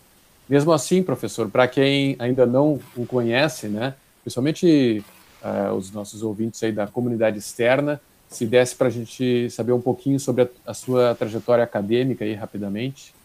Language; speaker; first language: Portuguese; native; Portuguese